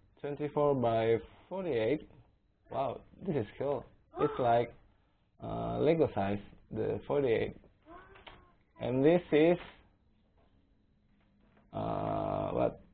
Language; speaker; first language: English; non-native, learner; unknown